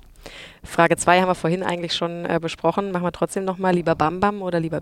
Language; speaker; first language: German; native; German